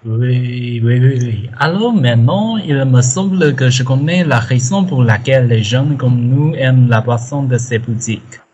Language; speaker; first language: French; non-native, learner; Chinese